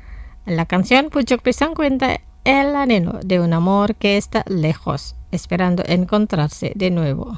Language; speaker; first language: Spanish; non-native, fluent; Indonesian